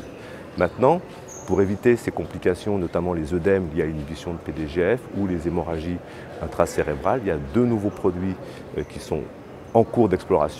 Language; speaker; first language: French; native; French